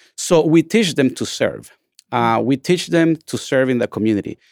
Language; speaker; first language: English; non-native, fluent; Spanish